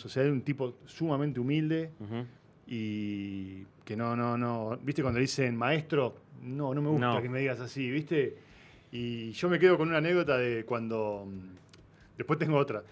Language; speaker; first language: Spanish; native; Spanish